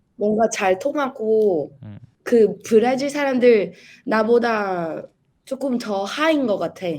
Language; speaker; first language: Korean; early bilingual, heritage; Portuguese